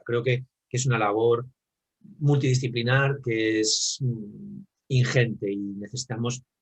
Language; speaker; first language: Spanish; native; Spanish